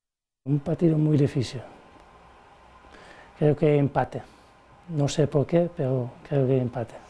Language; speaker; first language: Spanish; non-native, learner; Dutch